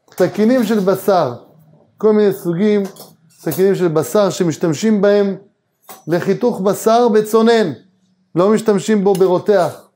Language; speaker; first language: Hebrew; native; Hebrew